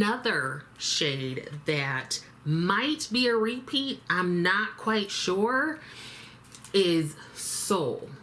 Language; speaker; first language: English; native; English